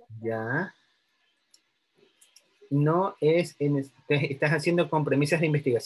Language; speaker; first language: Spanish; native; Spanish